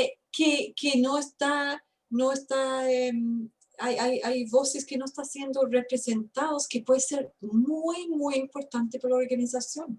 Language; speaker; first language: Spanish; non-native, fluent; English